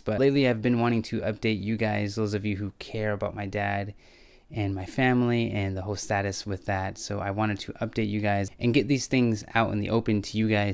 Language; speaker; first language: English; native; English